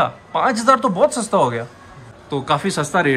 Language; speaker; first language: Hindi; native; Hindi